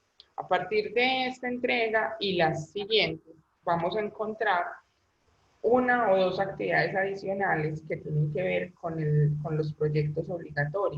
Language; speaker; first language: Spanish; native; Spanish